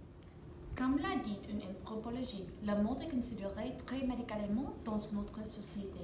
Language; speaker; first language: French; non-native, learner; English